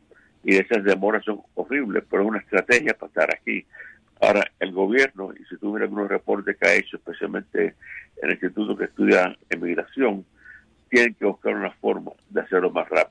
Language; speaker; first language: Spanish; native; Spanish